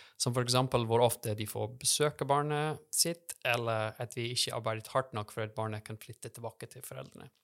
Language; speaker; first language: Norwegian; non-native, fluent; English